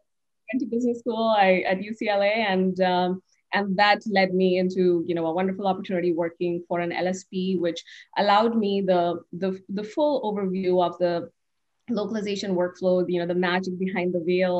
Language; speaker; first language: English; non-native, local second language; Hindi